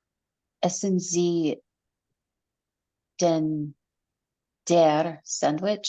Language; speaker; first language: German; non-native, learner; English